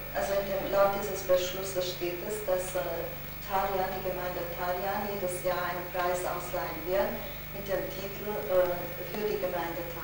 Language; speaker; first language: German; non-native, local second language; Hungarian